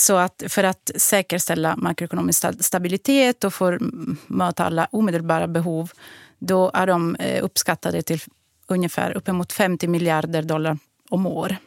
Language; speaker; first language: Swedish; non-native, fluent; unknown